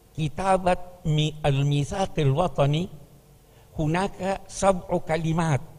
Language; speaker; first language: Arabic; non-native, fluent; Indonesian